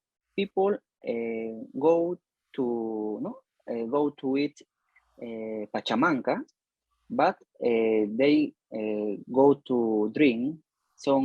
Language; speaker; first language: English; non-native, learner; Spanish